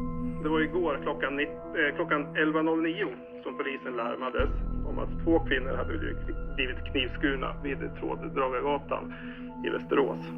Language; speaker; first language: Swedish; native; Swedish